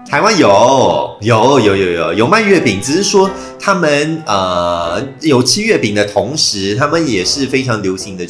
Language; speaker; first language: Chinese; native; Chinese